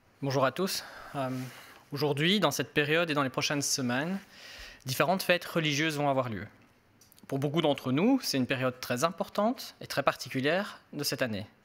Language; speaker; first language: French; native; French